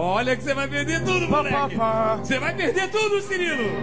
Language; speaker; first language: Portuguese; native; Portuguese